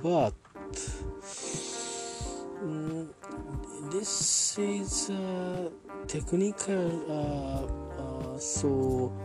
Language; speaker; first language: English; non-native, learner; Japanese